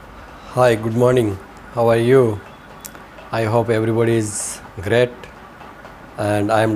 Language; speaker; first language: English; non-native, learner; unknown